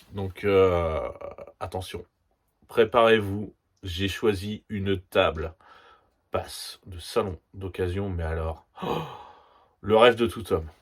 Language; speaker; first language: French; native; French